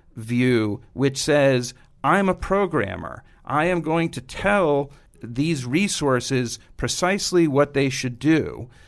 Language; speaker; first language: English; native; English